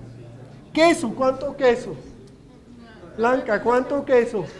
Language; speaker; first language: Spanish; non-native, fluent; Dutch